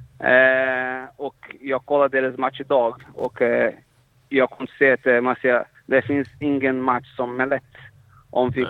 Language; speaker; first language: Swedish; non-native, fluent; Portuguese